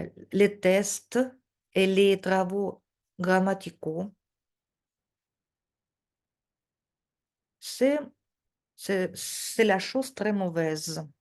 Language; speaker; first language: French; non-native, fluent; Russian